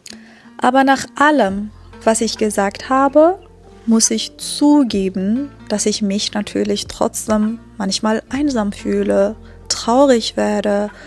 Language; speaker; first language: German; non-native, fluent; Persian